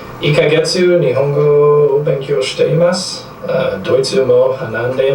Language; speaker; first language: Japanese; non-native, learner; English